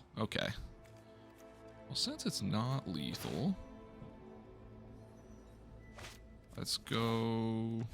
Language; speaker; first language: English; native; English